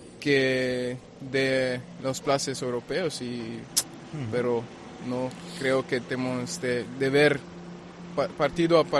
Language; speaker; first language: Spanish; non-native, fluent; German